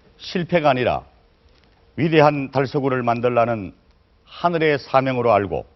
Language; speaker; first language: Korean; native; Korean